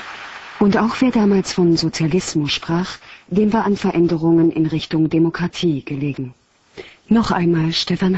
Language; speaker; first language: German; native; German